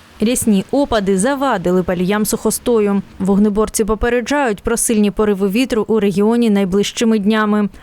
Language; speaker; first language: Ukrainian; native; Ukrainian